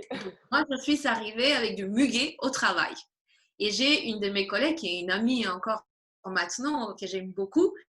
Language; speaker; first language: French; non-native, fluent; Spanish